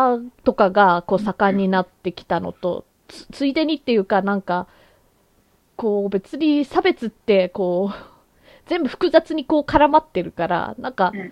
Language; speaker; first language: Japanese; native; Japanese